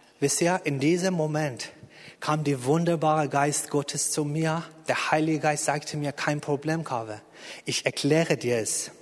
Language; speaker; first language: German; non-native, fluent; Persian